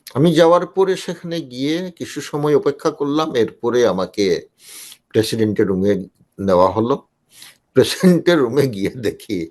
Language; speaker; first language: Bangla; non-native, local second language; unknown